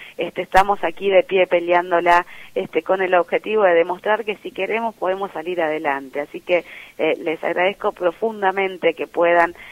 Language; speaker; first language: Spanish; native; Spanish